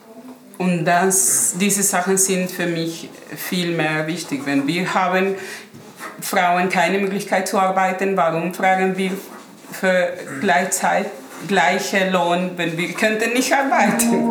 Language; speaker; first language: German; non-native, learner; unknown